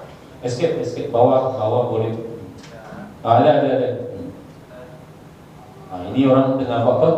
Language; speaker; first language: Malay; non-native, local second language; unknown